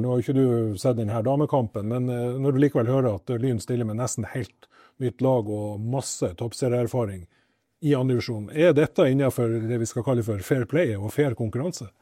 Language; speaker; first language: Norwegian; native; Norwegian